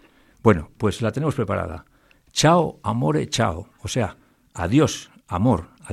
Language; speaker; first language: Spanish; native; Spanish